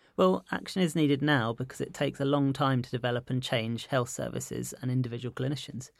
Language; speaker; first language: English; native; English